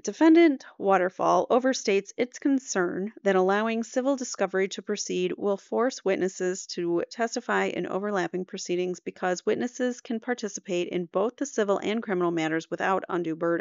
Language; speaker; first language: English; native; English